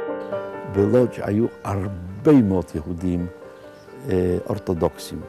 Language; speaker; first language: Hebrew; non-native, fluent; Polish